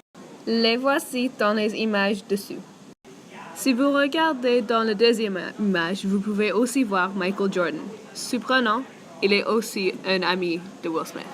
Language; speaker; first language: French; non-native, local second language; English